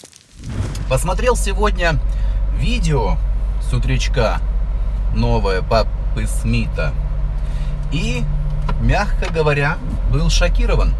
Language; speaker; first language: Russian; native; Russian